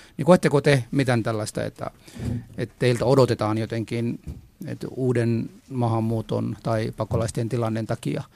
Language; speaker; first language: Finnish; non-native, fluent; Arabic